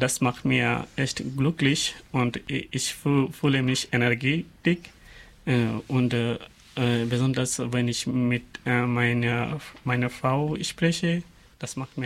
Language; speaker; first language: German; non-native, learner; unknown